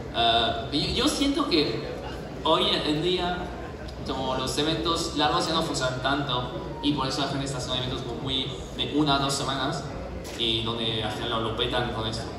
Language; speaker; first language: Spanish; non-native, fluent; French